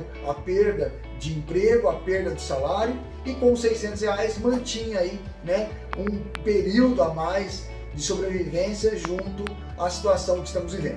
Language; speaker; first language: Portuguese; native; Portuguese